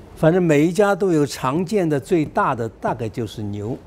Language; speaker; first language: Chinese; native; Chinese